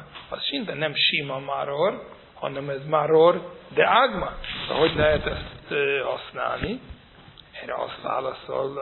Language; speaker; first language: Hungarian; non-native, fluent; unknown